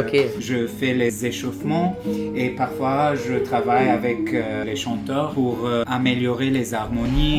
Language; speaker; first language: French; non-native, fluent; Arabic